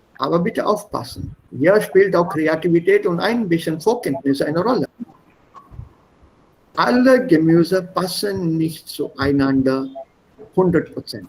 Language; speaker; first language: German; non-native, fluent; Hindi